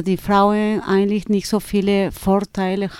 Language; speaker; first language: German; non-native, fluent; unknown